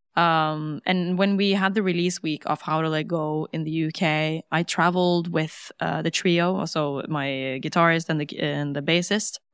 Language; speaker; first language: English; non-native, fluent; Norwegian